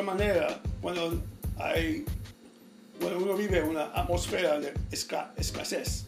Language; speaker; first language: Spanish; non-native, fluent; English